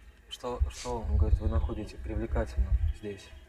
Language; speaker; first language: Russian; native; Russian